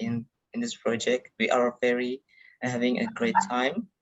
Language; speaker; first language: English; non-native, learner; Indonesian